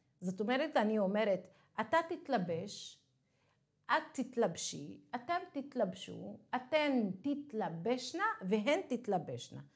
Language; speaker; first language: Hebrew; non-native, local second language; Arabic